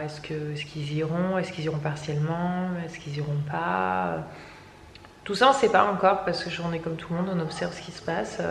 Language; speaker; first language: French; native; French